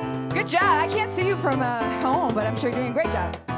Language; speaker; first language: English; native; English